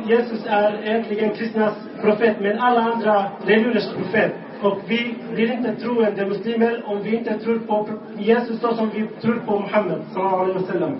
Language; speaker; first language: Swedish; non-native, local second language; Arabic